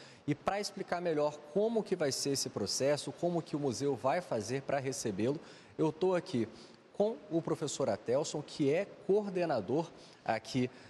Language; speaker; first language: Portuguese; native; Portuguese